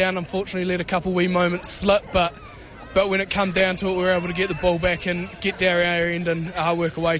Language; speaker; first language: English; native; English